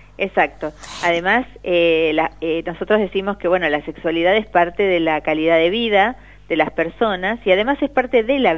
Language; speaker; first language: Spanish; native; Spanish